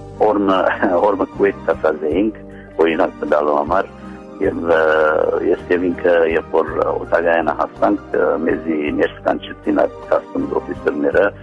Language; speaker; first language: Armenian; early bilingual, heritage; Armenian